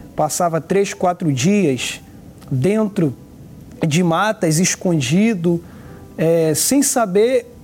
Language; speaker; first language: Portuguese; native; Portuguese